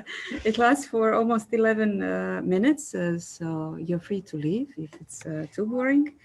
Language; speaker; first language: English; non-native, fluent; Serbian